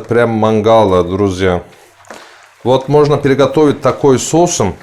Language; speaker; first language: Russian; non-native, learner; Turkish